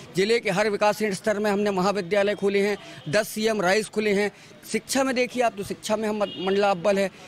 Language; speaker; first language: Hindi; native; Hindi